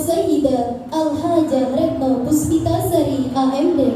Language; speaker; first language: Arabic; non-native, learner; Indonesian